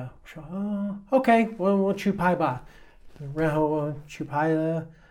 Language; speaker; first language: Chinese; non-native, fluent; English